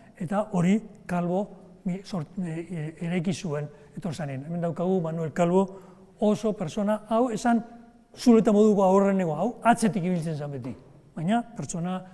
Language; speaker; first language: Basque; native; Basque